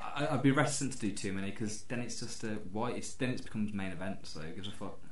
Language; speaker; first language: English; native; English